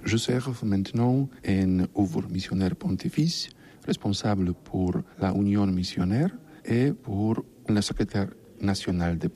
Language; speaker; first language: French; non-native, learner; Polish